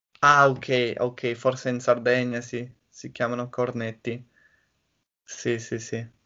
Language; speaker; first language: Italian; non-native, learner; English